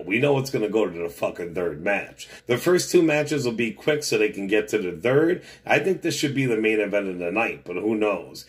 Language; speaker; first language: English; native; English